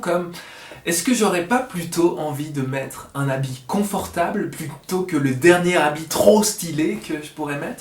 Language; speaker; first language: French; native; French